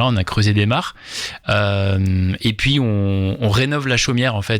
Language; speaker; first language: French; native; French